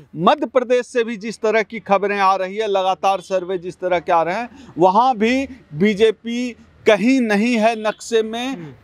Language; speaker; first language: Hindi; native; Hindi